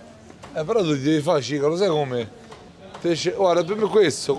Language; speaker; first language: Italian; native; Italian